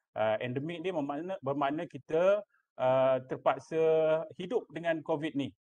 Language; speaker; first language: Malay; native; Malay